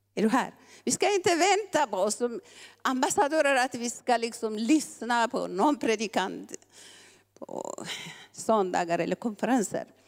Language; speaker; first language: Swedish; non-native, fluent; Tigrinya